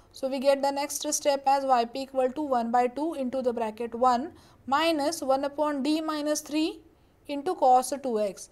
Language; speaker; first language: English; non-native, local second language; Marathi